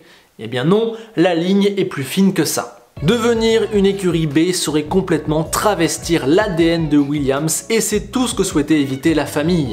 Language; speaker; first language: French; native; French